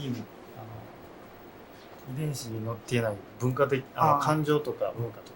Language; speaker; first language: Japanese; native; Japanese